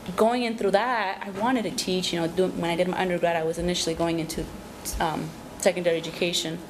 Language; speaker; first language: English; early bilingual, other home language; Spanish